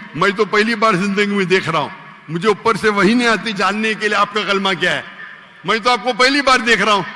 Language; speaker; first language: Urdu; non-native, local second language; Konkani